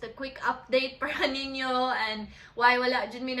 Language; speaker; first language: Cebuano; non-native, local second language; English